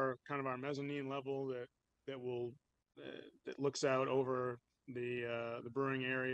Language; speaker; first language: English; native; English